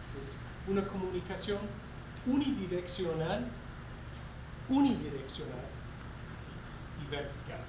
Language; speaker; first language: Spanish; non-native, fluent; English